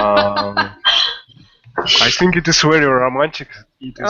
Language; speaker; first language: English; non-native, learner; Russian